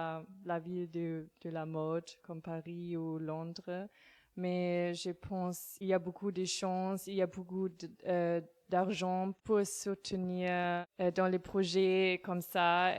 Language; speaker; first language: French; non-native, learner; German